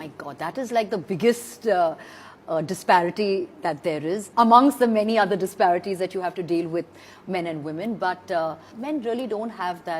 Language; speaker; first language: English; non-native, local second language; Hindi